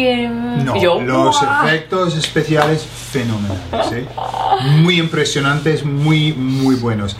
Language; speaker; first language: Spanish; non-native, fluent; English